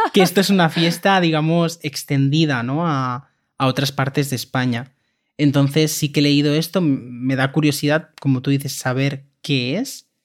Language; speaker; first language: Spanish; native; Spanish